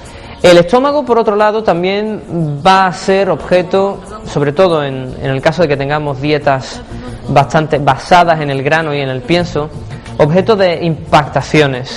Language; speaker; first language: Spanish; native; Spanish